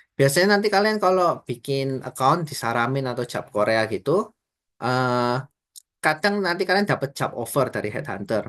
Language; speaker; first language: Indonesian; native; Indonesian